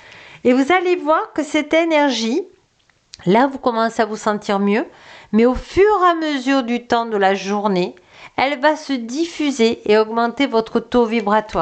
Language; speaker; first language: French; native; French